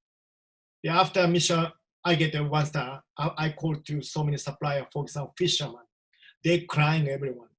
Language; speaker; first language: English; non-native, learner; Japanese